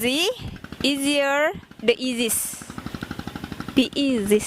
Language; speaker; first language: English; non-native, learner; Indonesian